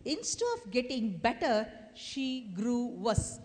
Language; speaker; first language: English; non-native, local second language; Tamil